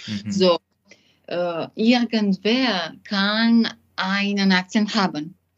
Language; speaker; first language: German; non-native, learner; French